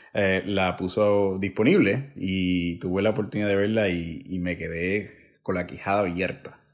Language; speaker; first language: Spanish; native; Spanish